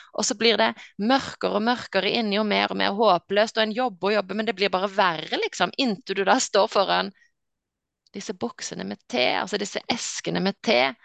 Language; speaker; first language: Norwegian; native; Norwegian